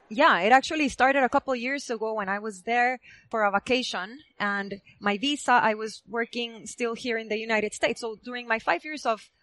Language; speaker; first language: English; non-native, fluent; Spanish